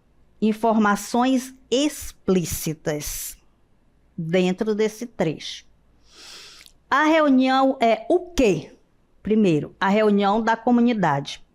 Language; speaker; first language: Portuguese; native; Portuguese